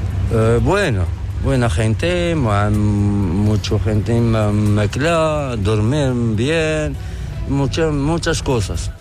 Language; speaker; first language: Spanish; non-native, learner; Arabic